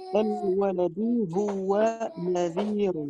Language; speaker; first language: Arabic; non-native, learner; French